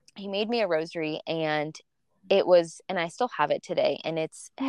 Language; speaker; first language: English; early bilingual, other home language; Spanish